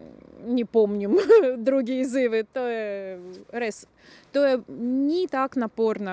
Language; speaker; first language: Slovenian; non-native, local second language; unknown